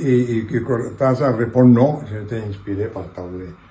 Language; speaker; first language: French; non-native, fluent; Catalan